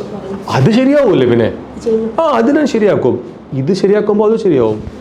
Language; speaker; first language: Malayalam; non-native, local second language; Tamil